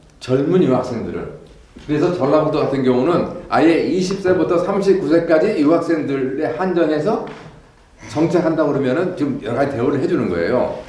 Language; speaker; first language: Korean; native; Korean